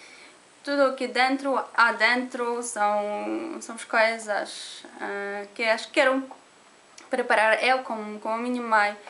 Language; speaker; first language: Portuguese; non-native, learner; Polish